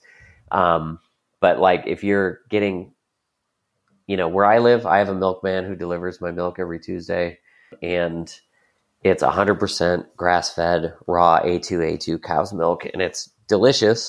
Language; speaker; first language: English; native; English